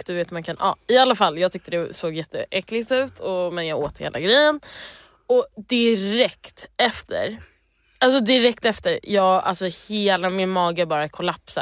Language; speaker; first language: Swedish; early bilingual, heritage; English